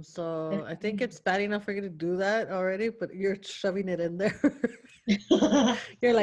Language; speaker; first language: English; early bilingual, other home language; Spanish